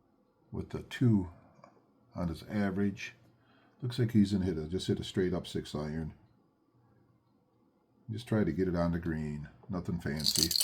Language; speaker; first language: English; native; English